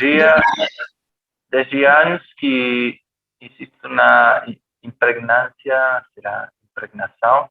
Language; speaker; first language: Portuguese; non-native, fluent; Spanish